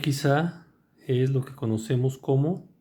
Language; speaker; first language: Spanish; native; Spanish